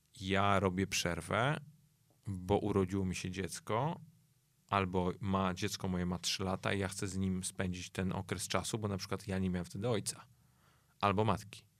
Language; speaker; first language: Polish; native; Polish